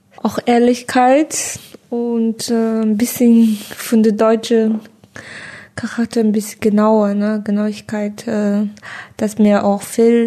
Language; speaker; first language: German; non-native, fluent; Chinese